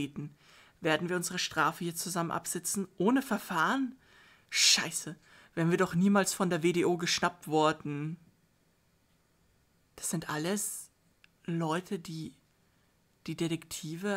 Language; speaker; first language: German; native; German